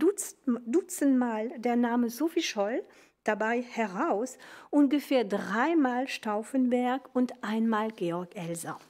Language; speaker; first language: German; non-native, fluent; French